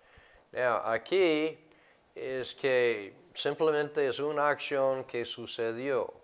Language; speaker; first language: Spanish; non-native, fluent; English